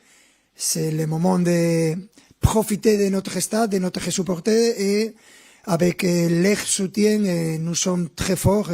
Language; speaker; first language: French; non-native, fluent; Spanish